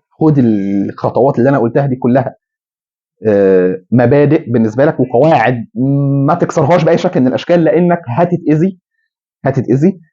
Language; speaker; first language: Arabic; native; Arabic